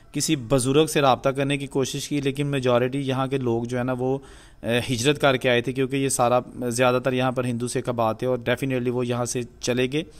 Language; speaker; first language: Urdu; non-native, local second language; Punjabi